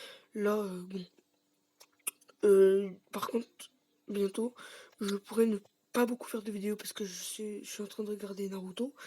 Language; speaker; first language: French; native; French